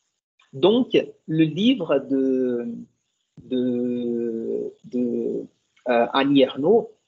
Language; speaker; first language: French; non-native, fluent; Portuguese